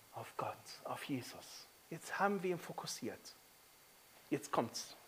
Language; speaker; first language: German; non-native, fluent; Arabic